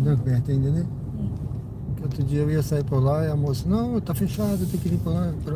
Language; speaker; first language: Portuguese; native; Portuguese